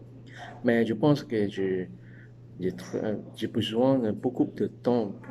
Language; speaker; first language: French; non-native, learner; Chinese